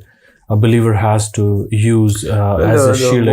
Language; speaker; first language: English; non-native, local second language; Urdu